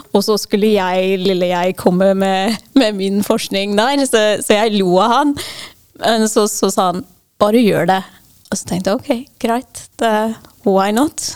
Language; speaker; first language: Norwegian; non-native, fluent; English